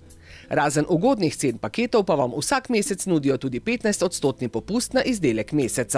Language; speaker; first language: Slovenian; native; Slovenian